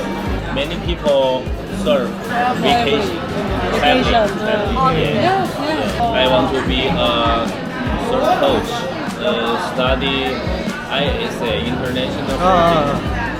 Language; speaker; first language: English; non-native, learner; Chinese